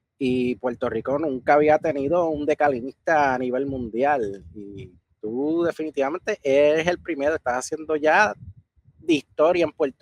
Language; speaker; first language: Spanish; native; Spanish